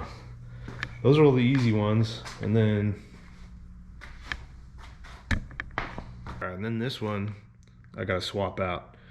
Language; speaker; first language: English; native; English